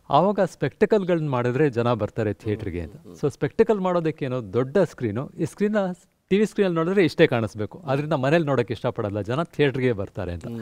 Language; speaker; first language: Kannada; native; Kannada